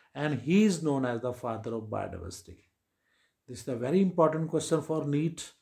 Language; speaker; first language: English; non-native, local second language; Punjabi